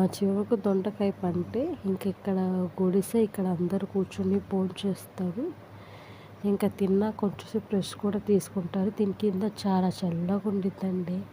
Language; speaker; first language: Telugu; non-native, local second language; Urdu